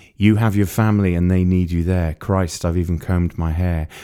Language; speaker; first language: English; native; English